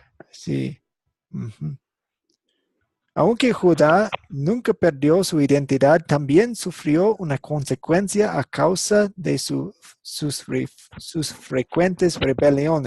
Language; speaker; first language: Spanish; non-native, fluent; English